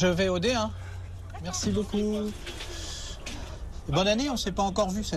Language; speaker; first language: French; native; French